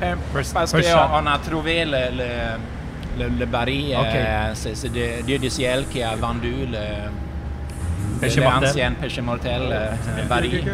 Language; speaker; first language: French; non-native, learner; Swedish